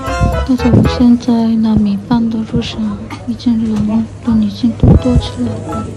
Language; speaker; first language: Chinese; non-native, learner; Korean